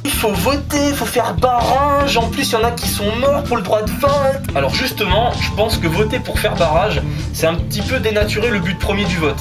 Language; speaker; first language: French; native; French